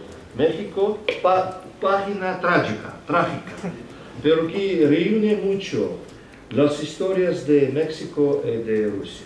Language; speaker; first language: Spanish; non-native, fluent; Russian